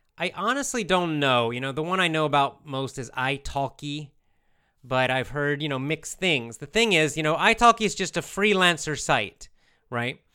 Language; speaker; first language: English; native; English